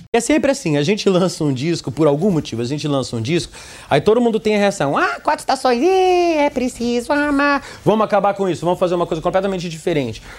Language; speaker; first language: Portuguese; early bilingual, other home language; English